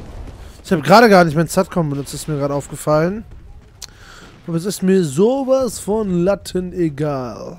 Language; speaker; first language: German; native; German